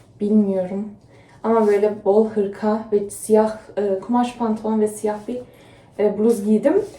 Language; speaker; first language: Turkish; early bilingual, heritage; Turkish